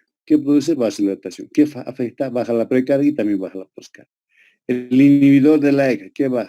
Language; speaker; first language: Spanish; native; Spanish